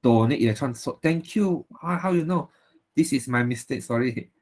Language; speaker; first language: English; non-native, local second language; Chinese